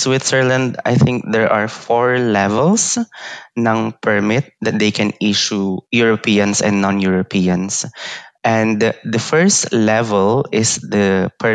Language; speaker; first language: English; non-native, local second language; Iloko